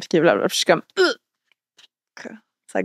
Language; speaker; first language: French; native; French